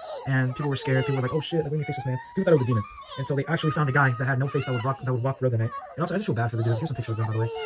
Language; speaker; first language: English; native; English